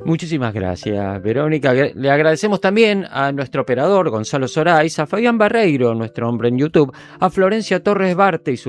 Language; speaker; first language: Spanish; native; Spanish